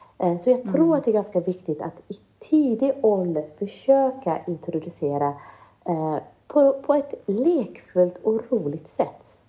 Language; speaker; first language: Swedish; early bilingual, other home language; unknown